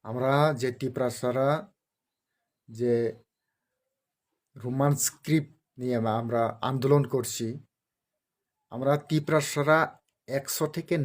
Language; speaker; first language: Bangla; non-native, local second language; Kok Borok